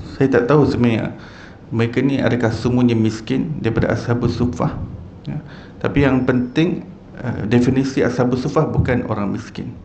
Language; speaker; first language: Malay; native; Malay